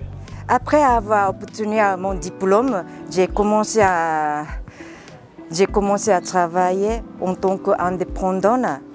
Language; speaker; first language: French; non-native, learner; Japanese